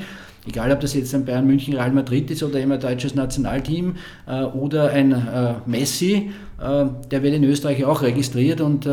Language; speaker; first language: German; native; German